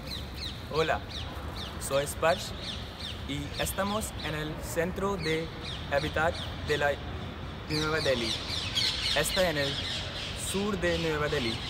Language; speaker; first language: Spanish; non-native, learner; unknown